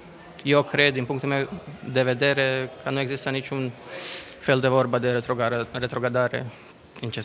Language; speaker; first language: Romanian; non-native, learner; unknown